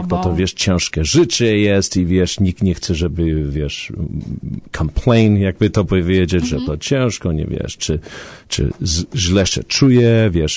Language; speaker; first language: Polish; early bilingual, heritage; Polish